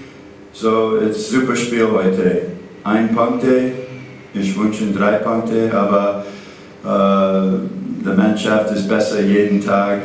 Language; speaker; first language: German; non-native, learner; English